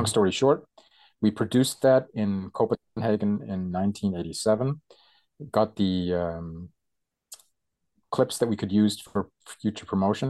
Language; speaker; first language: English; native; English